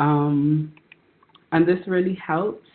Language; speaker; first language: English; native; English